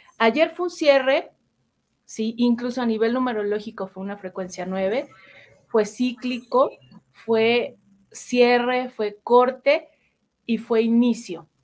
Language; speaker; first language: Spanish; native; Spanish